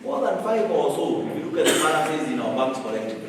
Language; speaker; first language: English; non-native, local second language; Swahili